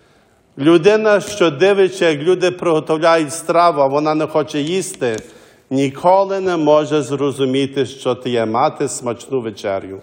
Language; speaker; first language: Ukrainian; early bilingual, heritage; Ukrainian